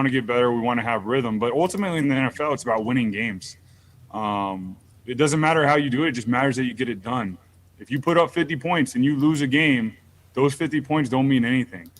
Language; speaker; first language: English; native; English